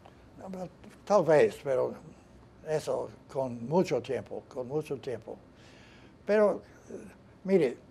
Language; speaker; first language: Spanish; non-native, fluent; English